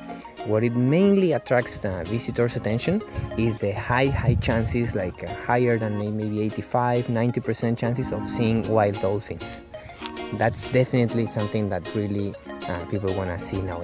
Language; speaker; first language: English; non-native, fluent; Spanish